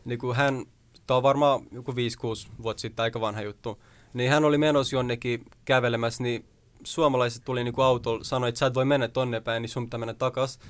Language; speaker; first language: Finnish; early bilingual, other home language; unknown